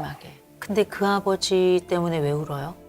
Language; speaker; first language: Korean; native; Korean